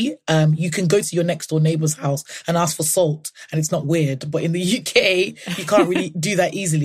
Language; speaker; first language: English; non-native, local second language; Yoruba